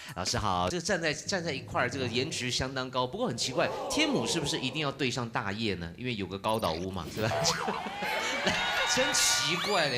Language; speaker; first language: Chinese; native; Chinese